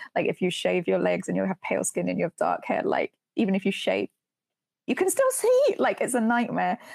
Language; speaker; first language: English; native; English